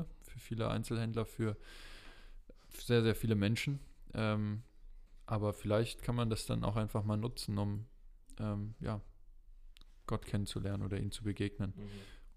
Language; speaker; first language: German; native; German